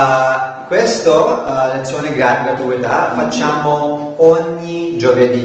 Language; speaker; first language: Italian; non-native, learner; English